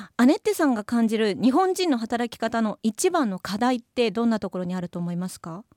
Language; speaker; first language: Japanese; native; Japanese